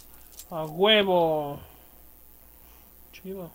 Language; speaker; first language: Spanish; native; Spanish